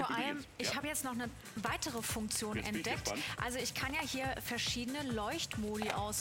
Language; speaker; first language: German; native; German